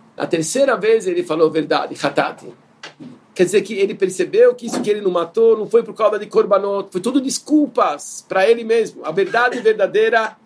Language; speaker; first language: Portuguese; non-native, fluent; Hebrew